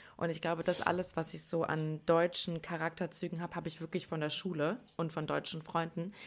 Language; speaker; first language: German; early bilingual, other home language; Persian